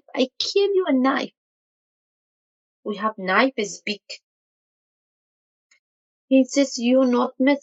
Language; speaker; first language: English; non-native, learner; Kurdish